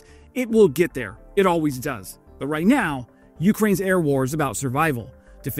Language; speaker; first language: English; native; English